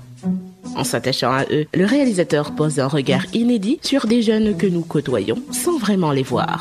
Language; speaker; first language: French; native; French